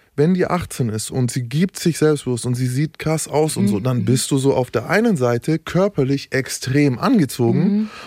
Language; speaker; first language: German; native; German